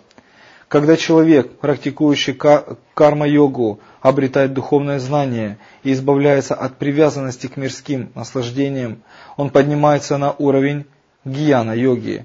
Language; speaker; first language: Russian; native; Russian